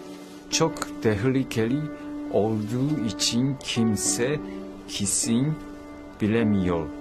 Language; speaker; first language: Turkish; non-native, learner; Japanese